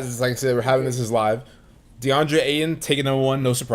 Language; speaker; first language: English; native; English